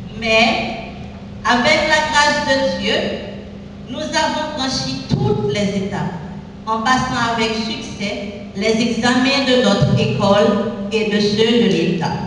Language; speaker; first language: French; non-native, local second language; Haitian Creole